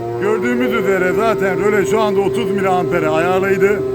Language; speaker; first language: Turkish; native; Turkish